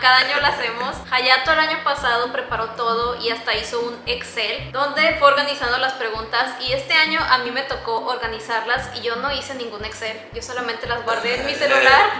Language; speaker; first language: Spanish; native; Spanish